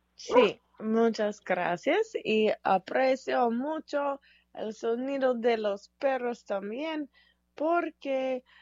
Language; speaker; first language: Spanish; non-native, learner; English